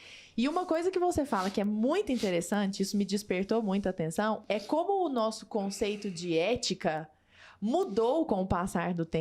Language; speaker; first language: Portuguese; native; Portuguese